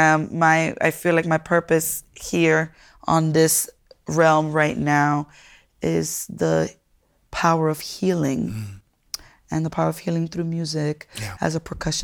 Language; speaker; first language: English; early bilingual, other home language; Spanish